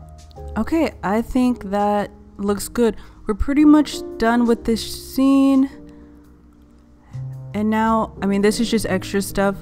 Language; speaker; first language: English; native; English